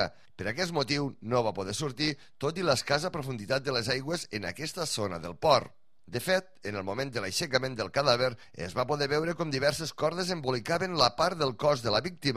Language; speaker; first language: Catalan; native; Catalan